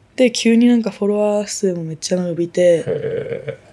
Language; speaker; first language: Japanese; non-native, local second language; English